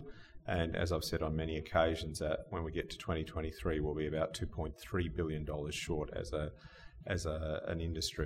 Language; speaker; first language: English; native; English